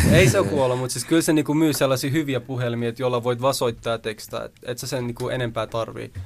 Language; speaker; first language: Finnish; early bilingual, other home language; Persian